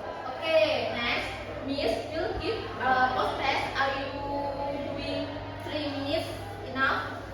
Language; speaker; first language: English; non-native, learner; Indonesian